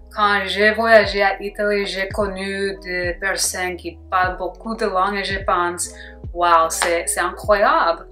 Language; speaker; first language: French; non-native, learner; English